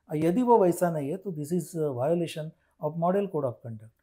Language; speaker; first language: Hindi; non-native, local second language; Marathi